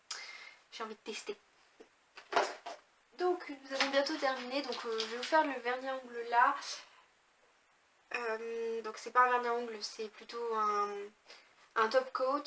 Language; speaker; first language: French; native; French